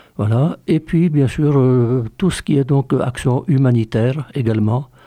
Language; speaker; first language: French; early bilingual, other home language; Polish